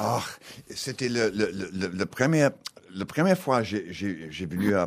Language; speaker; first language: French; non-native, learner; English